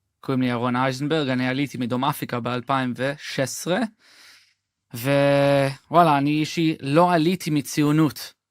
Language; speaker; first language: Hebrew; non-native, local second language; English